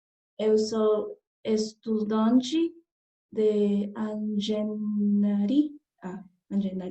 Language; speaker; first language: Portuguese; non-native, learner; Spanish